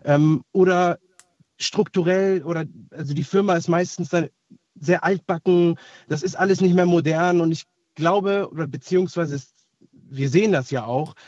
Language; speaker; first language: German; native; German